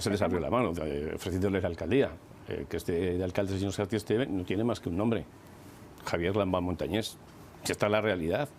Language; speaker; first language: Spanish; native; Spanish